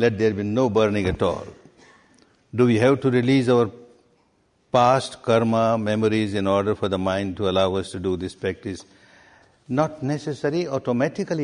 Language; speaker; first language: English; non-native, fluent; Burmese